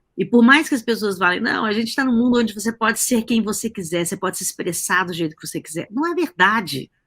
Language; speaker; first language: Portuguese; native; Portuguese